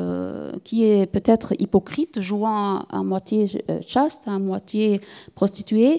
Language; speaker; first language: French; non-native, fluent; Arabic